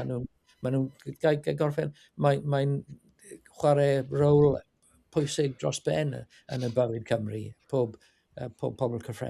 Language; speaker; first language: Welsh; non-native, learner; English